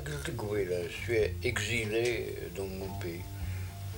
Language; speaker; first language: French; native; French